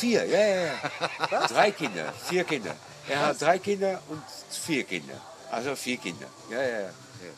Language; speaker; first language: German; non-native, fluent; Dutch